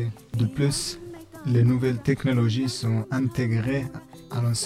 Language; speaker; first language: French; non-native, learner; Bangla